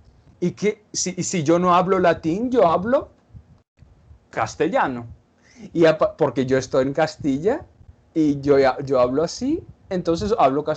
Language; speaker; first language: Spanish; non-native, fluent; Portuguese